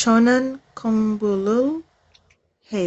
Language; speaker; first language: Korean; non-native, learner; English